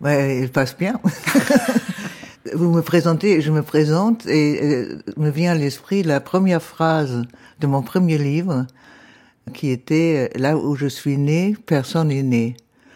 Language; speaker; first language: French; non-native, fluent; German